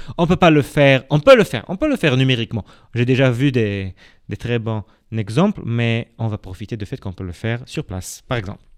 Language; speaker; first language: French; non-native, fluent; Hebrew